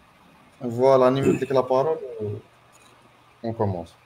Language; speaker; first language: French; non-native, local second language; Arabic